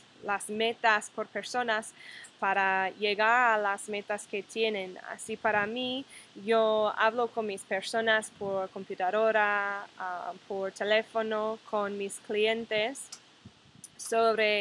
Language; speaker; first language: Spanish; non-native, fluent; English